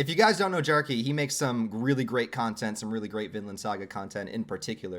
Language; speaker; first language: English; native; English